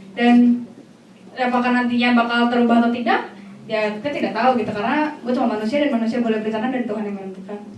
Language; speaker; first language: Indonesian; native; Indonesian